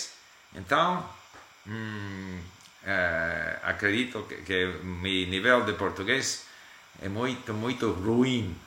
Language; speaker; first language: Portuguese; non-native, learner; English